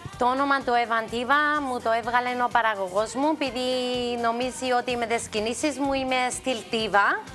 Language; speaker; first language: Greek; early bilingual, heritage; Greek